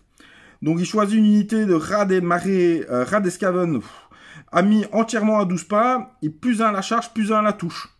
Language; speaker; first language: French; native; French